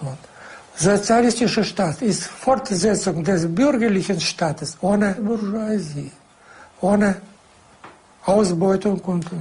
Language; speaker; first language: German; non-native, fluent; Russian